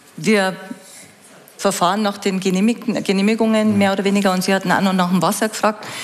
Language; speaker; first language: German; native; German